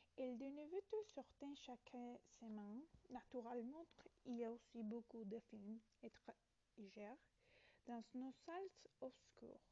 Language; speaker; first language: French; non-native, learner; Italian